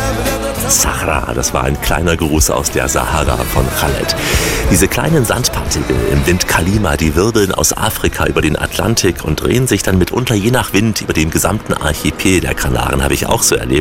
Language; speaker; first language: German; native; German